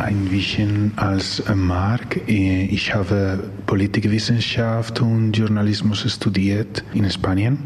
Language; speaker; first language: German; non-native, learner; Spanish